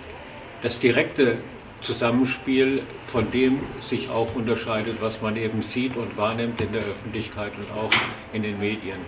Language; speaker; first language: German; native; German